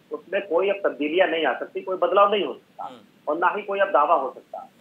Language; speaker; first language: Hindi; native; Hindi